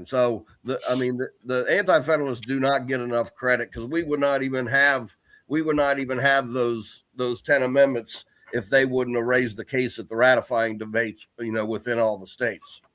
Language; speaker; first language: English; native; English